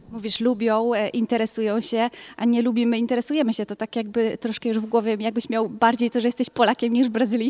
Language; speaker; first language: Polish; native; Polish